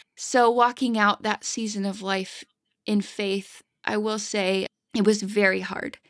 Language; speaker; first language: English; native; English